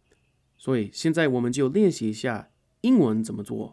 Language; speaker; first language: Chinese; non-native, fluent; English